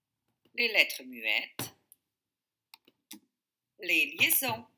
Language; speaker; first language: French; non-native, fluent; Portuguese